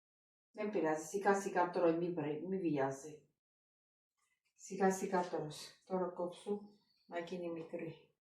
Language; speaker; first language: Greek; non-native, learner; Armenian